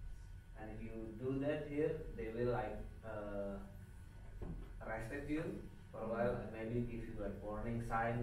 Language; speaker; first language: English; non-native, fluent; Indonesian